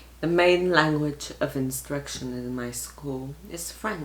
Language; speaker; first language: English; early bilingual, other home language; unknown